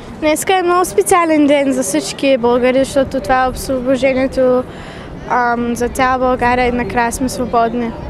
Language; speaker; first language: Bulgarian; early bilingual, heritage; Bulgarian